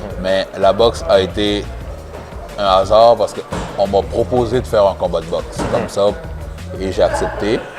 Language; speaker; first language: French; early bilingual, other home language; Haitian Creole